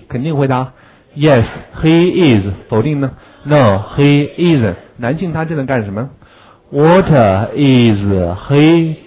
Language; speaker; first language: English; non-native, fluent; Chinese